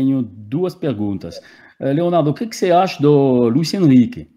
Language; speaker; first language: Portuguese; non-native, fluent; French